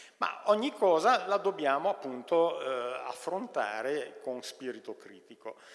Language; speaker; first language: Italian; native; Italian